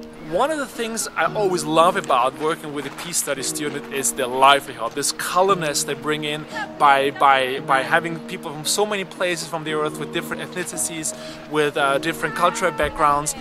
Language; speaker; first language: English; non-native, fluent; German